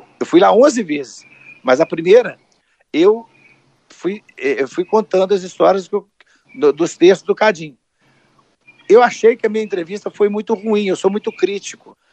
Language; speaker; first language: Portuguese; native; Portuguese